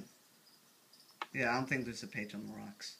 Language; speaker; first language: English; native; English